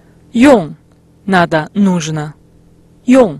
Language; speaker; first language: Russian; non-native, fluent; Chinese